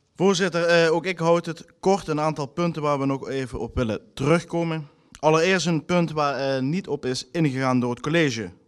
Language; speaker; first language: Dutch; native; Dutch